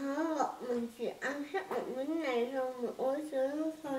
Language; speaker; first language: Vietnamese; early bilingual, heritage; Vietnamese